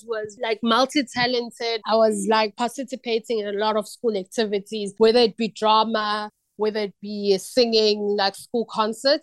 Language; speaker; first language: English; non-native, local second language; Zulu